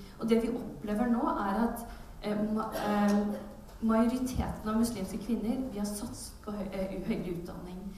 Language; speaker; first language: Norwegian; early bilingual, other home language; Urdu